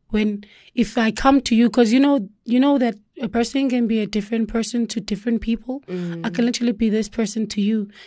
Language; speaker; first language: English; non-native, local second language; Zulu